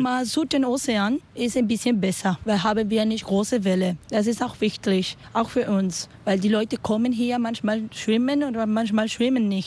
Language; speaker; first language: German; non-native, learner; Spanish